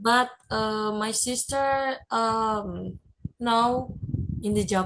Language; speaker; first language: English; non-native, learner; Indonesian